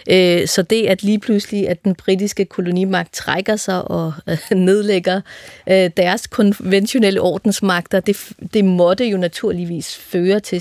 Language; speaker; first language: Danish; native; Danish